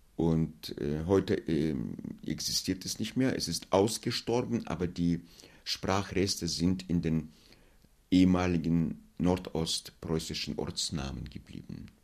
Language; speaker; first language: German; non-native, fluent; Russian